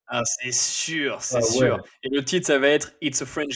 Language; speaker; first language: French; native; French